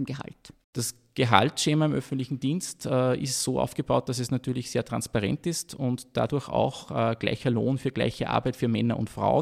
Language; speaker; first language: German; native; German